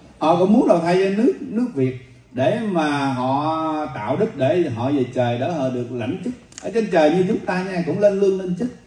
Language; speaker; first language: Vietnamese; native; Vietnamese